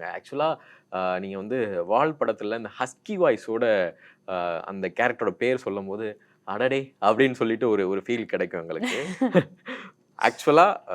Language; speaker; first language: Tamil; native; Tamil